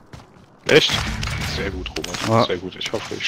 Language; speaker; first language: German; native; German